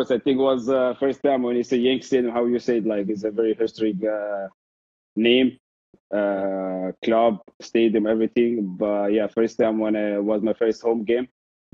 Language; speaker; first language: English; non-native, fluent; Arabic